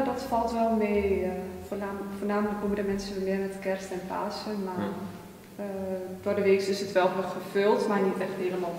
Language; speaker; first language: Dutch; early bilingual, other home language; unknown